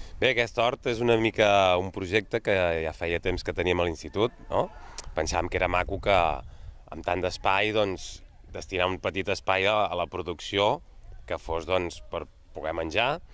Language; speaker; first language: Catalan; native; Catalan